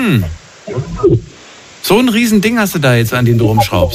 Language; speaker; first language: German; native; German